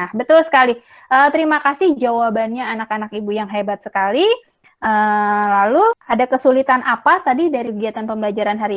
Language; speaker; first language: Indonesian; native; Indonesian